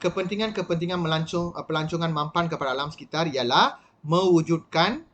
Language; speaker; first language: Malay; non-native, local second language; Tamil